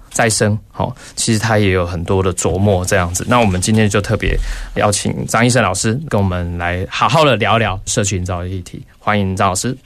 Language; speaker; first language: Chinese; native; Chinese